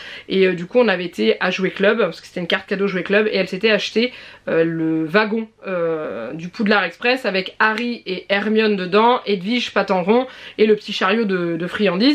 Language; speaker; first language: French; native; French